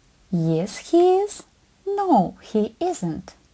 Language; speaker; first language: English; non-native, fluent; Ukrainian